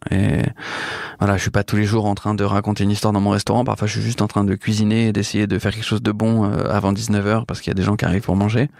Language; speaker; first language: French; native; French